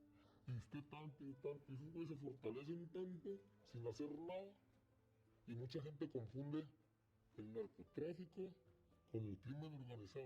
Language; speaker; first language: Spanish; native; Spanish